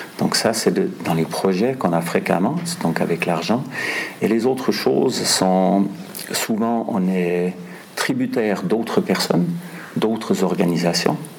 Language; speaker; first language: French; non-native, local second language; German